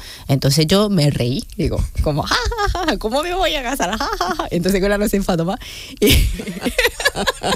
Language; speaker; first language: Spanish; non-native, fluent; Japanese